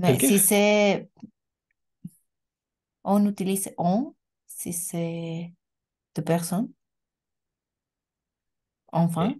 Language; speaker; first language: French; non-native, learner; Spanish